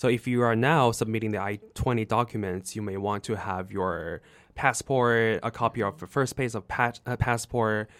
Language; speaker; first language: English; non-native, fluent; Chinese